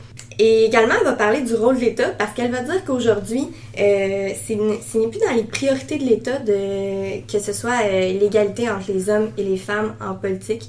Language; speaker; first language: French; native; French